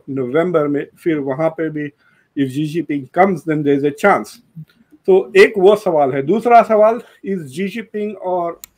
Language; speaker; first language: Hindi; non-native, local second language; Urdu